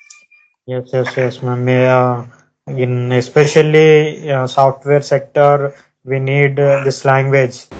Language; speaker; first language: English; non-native, learner; Telugu